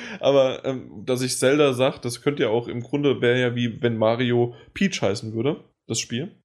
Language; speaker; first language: German; native; German